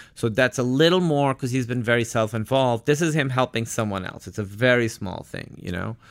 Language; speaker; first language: English; non-native, local second language; Urdu